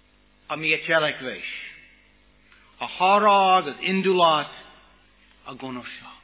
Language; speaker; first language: Hungarian; non-native, fluent; English